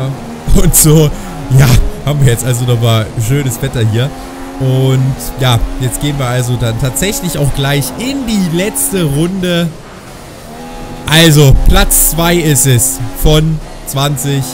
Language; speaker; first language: German; native; German